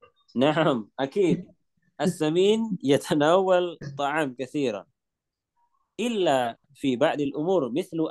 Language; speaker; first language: Arabic; non-native, fluent; Indonesian